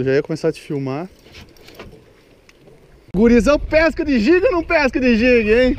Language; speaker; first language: Portuguese; native; Portuguese